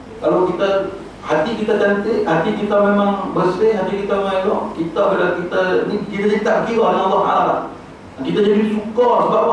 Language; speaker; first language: Malay; native; Malay